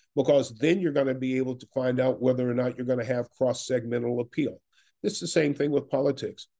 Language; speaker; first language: English; native; English